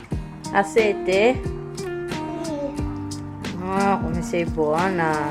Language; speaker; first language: Italian; non-native, local second language; Filipino